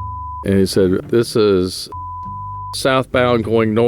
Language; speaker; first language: English; native; English